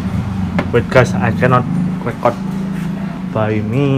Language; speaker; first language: English; non-native, learner; Indonesian